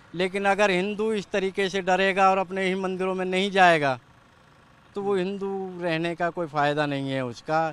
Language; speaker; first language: Hindi; native; Hindi